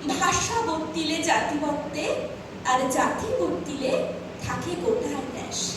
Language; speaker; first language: Bangla; non-native, local second language; Rangpuri